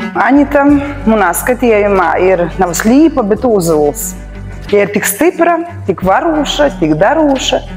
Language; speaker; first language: Latvian; native; Latvian